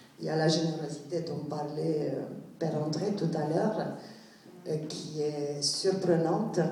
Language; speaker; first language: French; non-native, fluent; Romanian